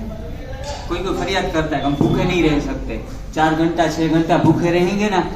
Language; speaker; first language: Hindi; non-native, local second language; Gujarati